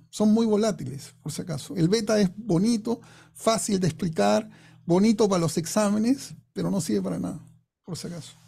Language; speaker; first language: Spanish; non-native, fluent; English